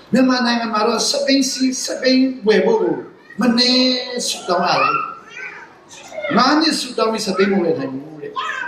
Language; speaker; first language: Burmese; non-native, local second language; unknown